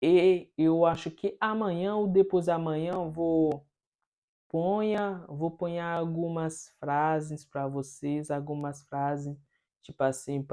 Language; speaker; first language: Portuguese; non-native, fluent; Haitian Creole